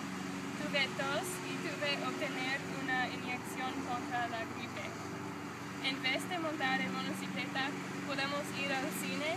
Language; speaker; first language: Spanish; non-native, learner; English